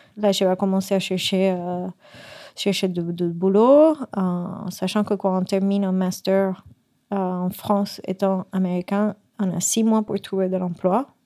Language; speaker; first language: French; non-native, fluent; Spanish